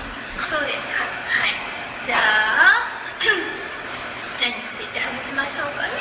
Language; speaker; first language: Japanese; native; Japanese